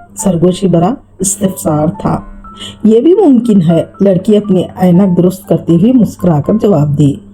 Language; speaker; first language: Urdu; native; Urdu